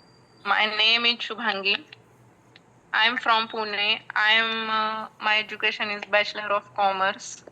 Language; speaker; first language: English; non-native, learner; Marathi